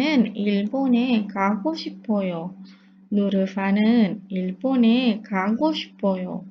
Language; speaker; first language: Korean; non-native, learner; Indonesian